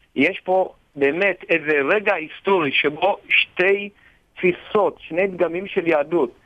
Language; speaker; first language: Hebrew; early bilingual, other home language; Amharic